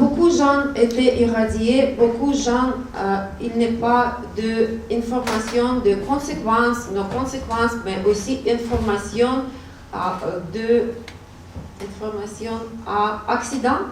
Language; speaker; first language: French; non-native, learner; Russian